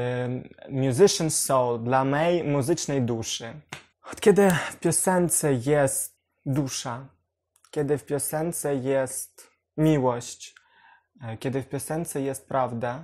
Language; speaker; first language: Polish; non-native, learner; Ukrainian